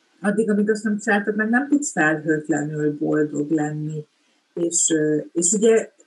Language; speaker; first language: Hungarian; native; Hungarian